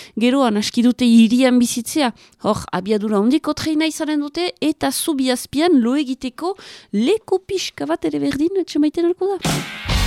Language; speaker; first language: Basque; native; Basque